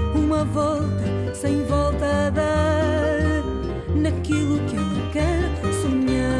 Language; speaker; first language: Portuguese; early bilingual, heritage; German